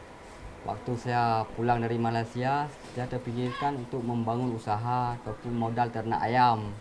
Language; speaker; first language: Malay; non-native, local second language; Achinese